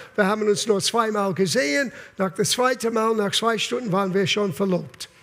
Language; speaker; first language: German; non-native, fluent; English